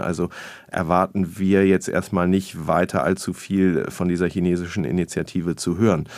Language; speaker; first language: German; native; German